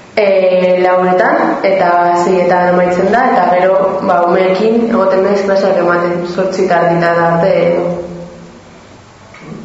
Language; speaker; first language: Basque; non-native, local second language; Spanish